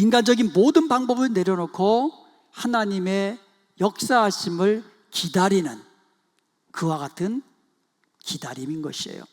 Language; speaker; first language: Korean; native; Korean